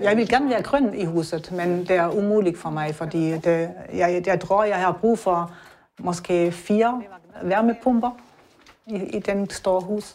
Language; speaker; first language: Danish; non-native, learner; German